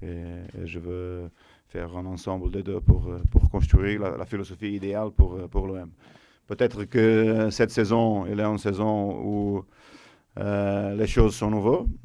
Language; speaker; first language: French; non-native, fluent; Portuguese